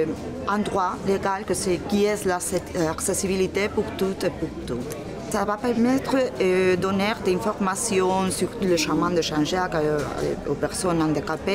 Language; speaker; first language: French; non-native, learner; Spanish